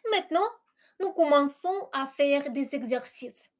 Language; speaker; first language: French; non-native, fluent; Ukrainian